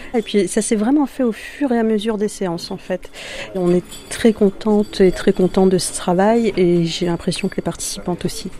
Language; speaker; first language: French; native; French